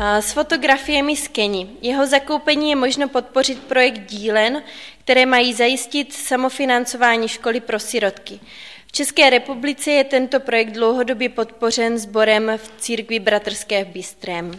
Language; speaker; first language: Czech; native; Czech